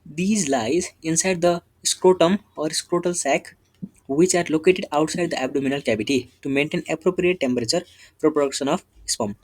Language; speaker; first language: English; non-native, local second language; Nepali